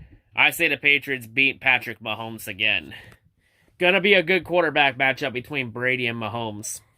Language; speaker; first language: English; native; English